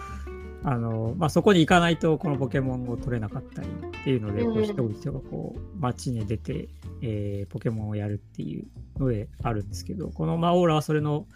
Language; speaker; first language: Japanese; native; Japanese